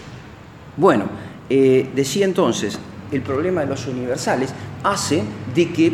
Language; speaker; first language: Spanish; native; Spanish